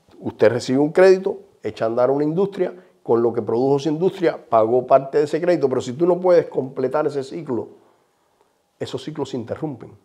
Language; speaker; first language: Spanish; native; Spanish